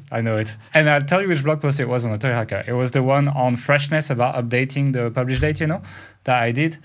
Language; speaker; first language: English; non-native, fluent; French